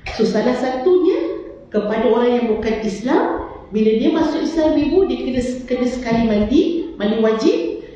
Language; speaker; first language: Malay; native; Malay